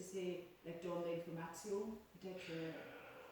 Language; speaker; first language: French; non-native, learner; English